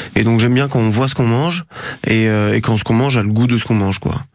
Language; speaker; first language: French; native; French